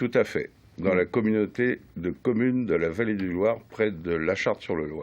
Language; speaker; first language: French; native; French